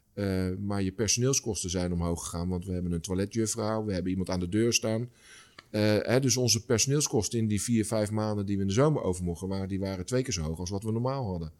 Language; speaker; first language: Dutch; native; Dutch